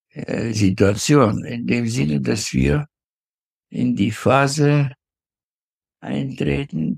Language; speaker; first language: German; non-native, fluent; Russian